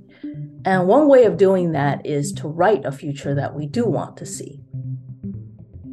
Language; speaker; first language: English; early bilingual, other home language; Chinese